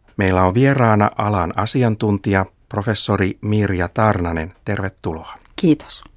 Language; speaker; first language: Finnish; native; Finnish